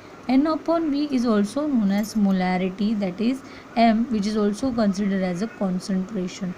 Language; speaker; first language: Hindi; native; Hindi